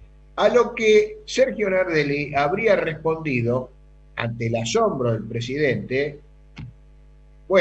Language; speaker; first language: Spanish; native; Spanish